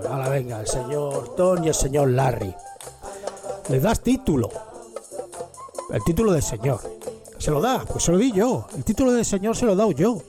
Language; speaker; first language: Spanish; native; Spanish